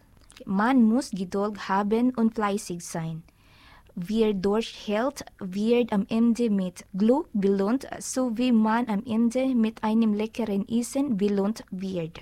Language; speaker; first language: German; non-native, learner; Filipino